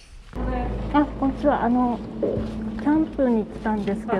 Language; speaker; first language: Japanese; native; Japanese